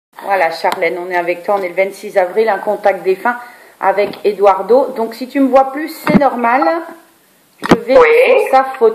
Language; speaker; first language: French; native; French